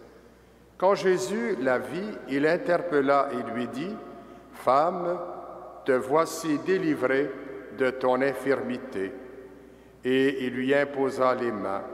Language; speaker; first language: French; native; French